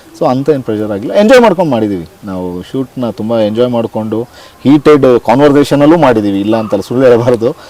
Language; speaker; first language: Kannada; native; Kannada